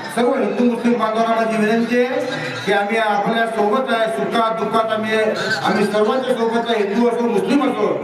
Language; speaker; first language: Marathi; non-native, local second language; Kannada